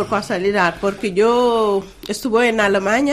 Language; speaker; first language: Spanish; non-native, learner; Wolof